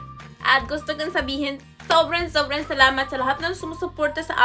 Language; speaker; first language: Filipino; non-native, learner; English